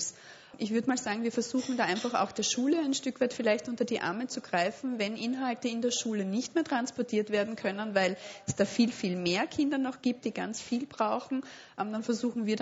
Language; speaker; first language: German; native; German